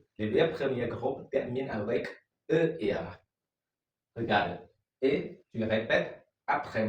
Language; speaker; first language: French; non-native, learner; Khmer